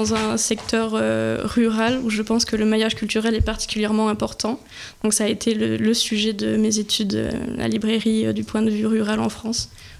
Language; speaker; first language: French; native; French